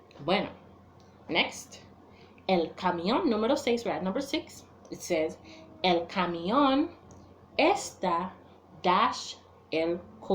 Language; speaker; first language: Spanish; non-native, fluent; English